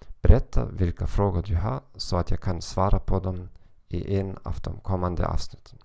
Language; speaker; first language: Swedish; non-native, learner; German